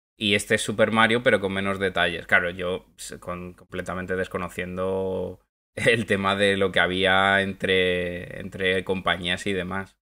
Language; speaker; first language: Spanish; native; Spanish